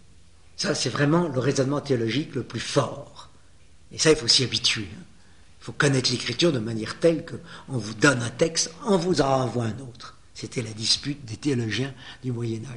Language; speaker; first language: French; native; French